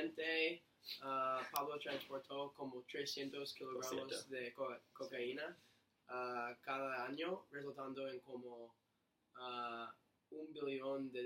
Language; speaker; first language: Spanish; non-native, learner; English